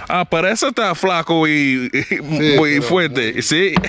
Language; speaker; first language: Spanish; non-native, learner; English